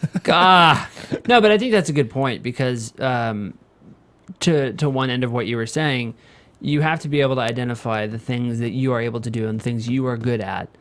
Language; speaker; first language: English; native; English